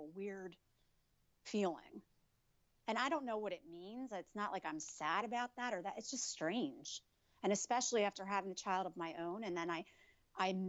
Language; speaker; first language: English; native; English